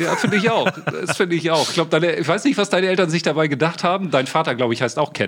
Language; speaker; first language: German; native; German